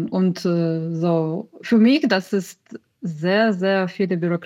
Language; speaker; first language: German; non-native, learner; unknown